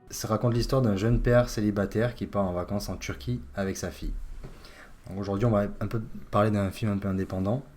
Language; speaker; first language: French; native; French